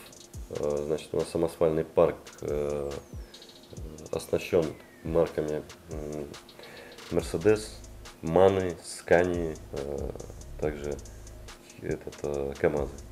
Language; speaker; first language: Russian; native; Russian